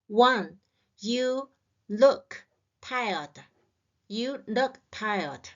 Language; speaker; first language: English; non-native, learner; Chinese